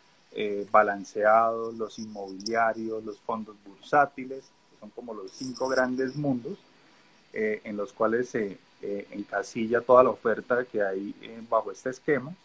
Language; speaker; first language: Spanish; native; Spanish